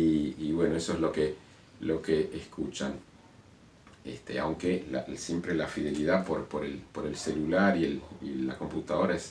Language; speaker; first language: Spanish; native; Spanish